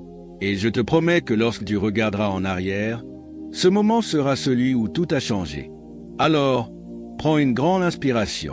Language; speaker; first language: French; native; French